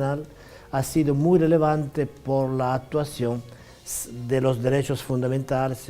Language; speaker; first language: Spanish; non-native, fluent; Italian